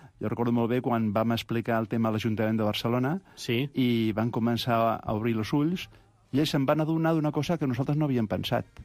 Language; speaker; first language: Catalan; non-native, local second language; Spanish